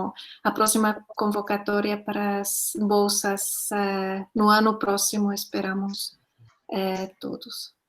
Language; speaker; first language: Portuguese; non-native, fluent; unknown